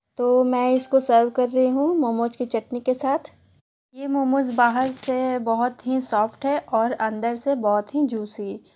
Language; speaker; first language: Hindi; native; Hindi